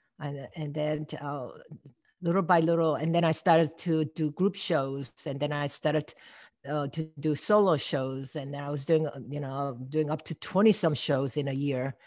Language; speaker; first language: English; non-native, fluent; Korean